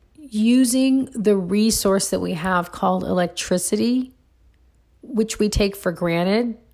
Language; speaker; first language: English; early bilingual, other home language; Spanish